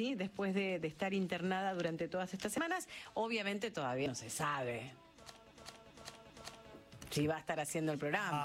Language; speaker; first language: Spanish; native; Spanish